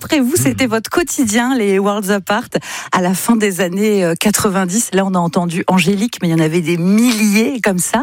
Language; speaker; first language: French; native; French